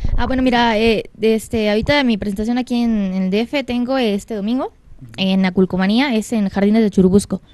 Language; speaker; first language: Spanish; native; Spanish